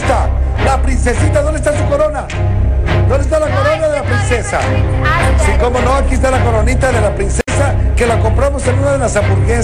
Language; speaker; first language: Spanish; native; Spanish